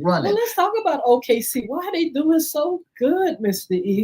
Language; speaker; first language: English; native; English